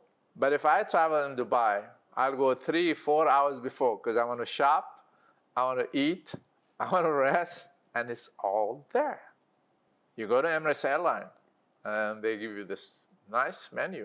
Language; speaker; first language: English; non-native, local second language; Arabic